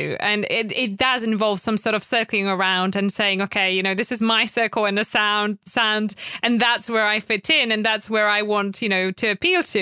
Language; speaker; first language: English; non-native, fluent; Polish